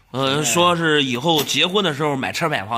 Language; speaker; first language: Chinese; native; Chinese